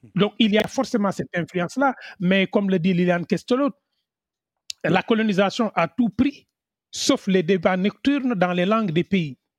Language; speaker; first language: French; non-native, local second language; Wolof